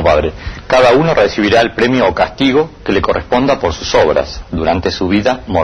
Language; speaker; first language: Spanish; native; Spanish